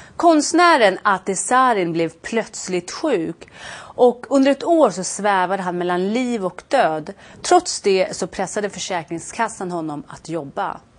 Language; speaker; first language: Swedish; native; Swedish